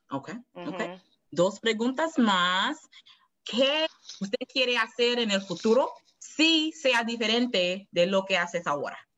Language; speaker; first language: Spanish; non-native, learner; English